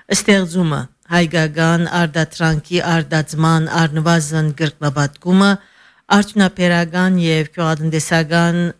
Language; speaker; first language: Armenian; early bilingual, heritage; Armenian